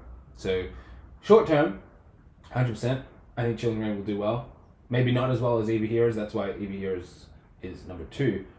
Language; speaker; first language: English; native; English